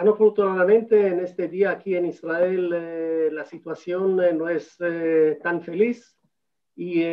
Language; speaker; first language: Spanish; non-native, fluent; Hebrew